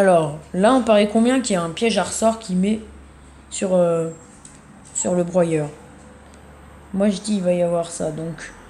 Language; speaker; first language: French; native; French